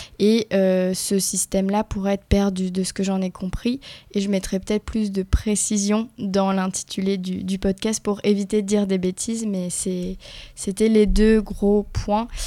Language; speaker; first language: French; native; French